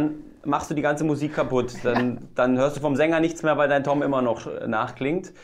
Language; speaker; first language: German; native; German